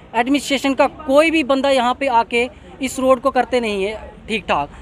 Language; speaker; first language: Hindi; native; Hindi